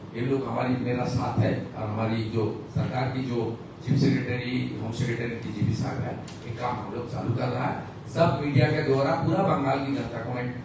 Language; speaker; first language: Hindi; non-native, local second language; Bangla